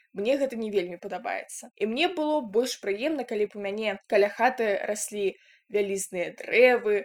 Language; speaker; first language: Belarusian; non-native, local second language; Russian